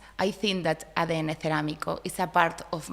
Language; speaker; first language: English; non-native, learner; Spanish